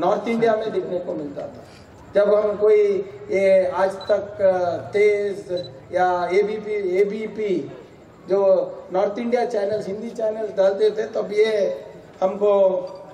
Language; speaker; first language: Hindi; non-native, local second language; Kannada